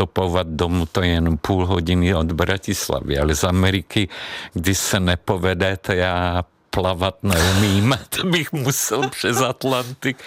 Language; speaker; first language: Czech; non-native, fluent; Hungarian